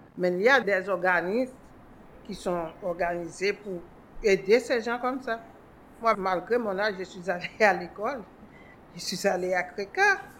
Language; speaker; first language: French; non-native, local second language; Haitian Creole